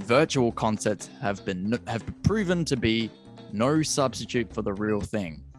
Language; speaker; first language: English; native; English